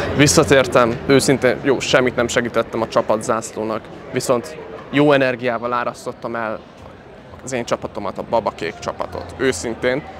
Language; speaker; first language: Hungarian; early bilingual, other home language; Chinese